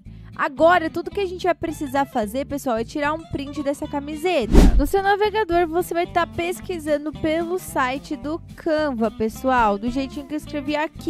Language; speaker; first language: Portuguese; native; Portuguese